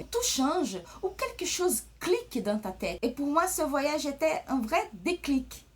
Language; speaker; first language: French; early bilingual, other home language; Portuguese